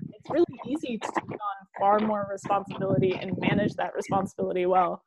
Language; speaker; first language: English; native; English